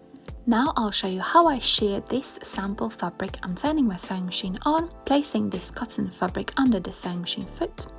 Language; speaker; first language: English; non-native, fluent; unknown